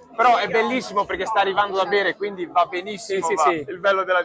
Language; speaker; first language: Italian; native; Italian